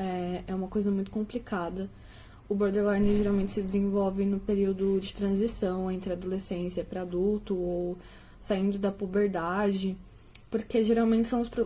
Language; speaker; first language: Portuguese; native; Portuguese